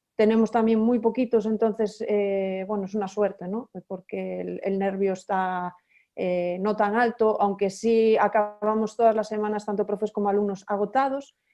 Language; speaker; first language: Spanish; native; Spanish